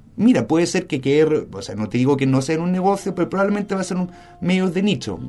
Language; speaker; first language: Spanish; early bilingual, other home language; German